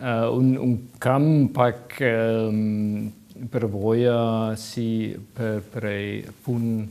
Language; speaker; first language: Albanian; non-native, learner; German